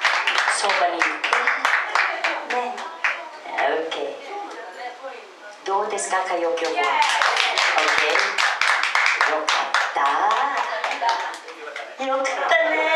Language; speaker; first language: Japanese; non-native, fluent; Filipino